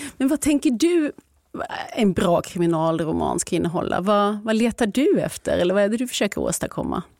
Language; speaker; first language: Swedish; native; Swedish